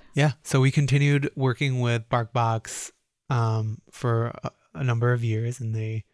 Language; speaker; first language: English; native; English